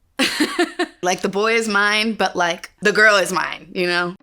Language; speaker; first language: English; native; English